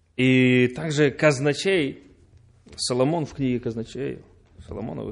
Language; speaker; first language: Polish; non-native, learner; Russian